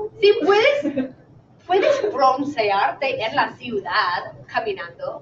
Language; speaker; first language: Spanish; non-native, fluent; English